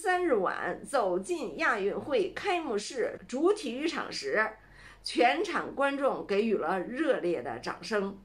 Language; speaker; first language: Chinese; native; Chinese